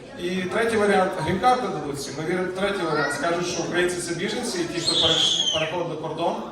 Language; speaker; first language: Ukrainian; native; Ukrainian